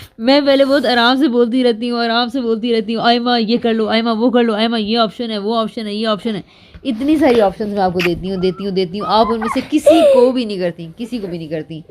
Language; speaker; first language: Urdu; native; Urdu